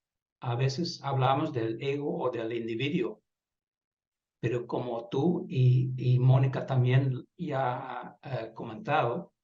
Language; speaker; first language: Spanish; non-native, fluent; Dutch